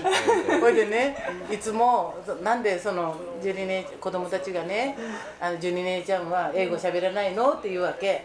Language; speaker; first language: Japanese; native; Japanese